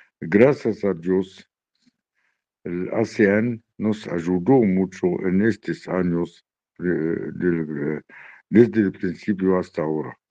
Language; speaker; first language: Spanish; non-native, learner; Arabic